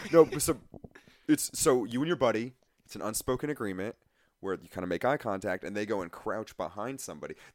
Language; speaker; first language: English; native; English